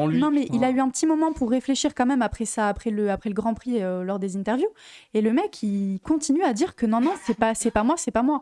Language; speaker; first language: French; native; French